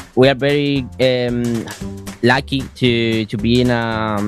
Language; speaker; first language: English; non-native, fluent; Spanish